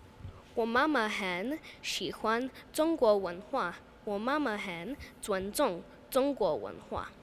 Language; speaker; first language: Chinese; non-native, learner; English